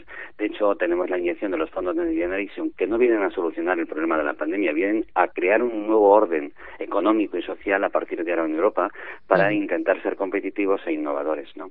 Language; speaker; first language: Spanish; native; Spanish